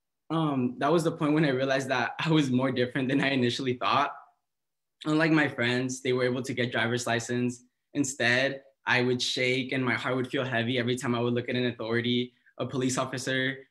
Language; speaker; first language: English; early bilingual, other home language; Spanish